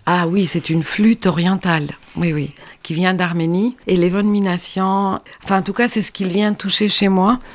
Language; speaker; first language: French; non-native, fluent; Spanish